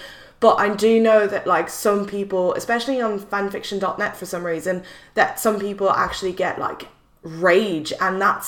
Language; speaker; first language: English; non-native, fluent; French